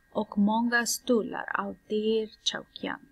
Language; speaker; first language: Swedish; non-native, fluent; Pashto